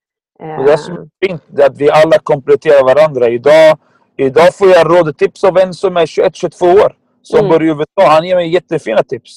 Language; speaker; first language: Swedish; non-native, fluent; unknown